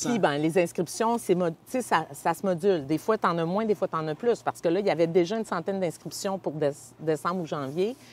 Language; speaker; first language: French; native; French